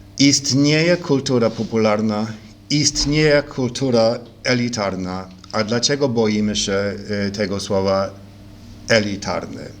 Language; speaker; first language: Polish; early bilingual, heritage; Polish